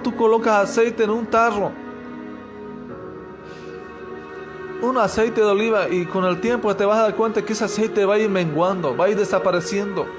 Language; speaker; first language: Spanish; native; Spanish